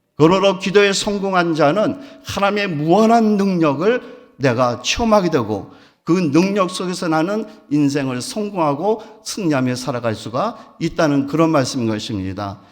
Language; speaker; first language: Korean; native; Korean